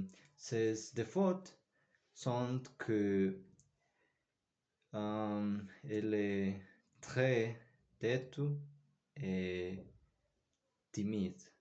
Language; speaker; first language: French; non-native, learner; Spanish